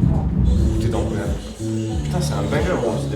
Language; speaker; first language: French; native; French